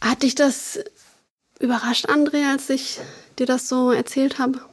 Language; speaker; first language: German; native; German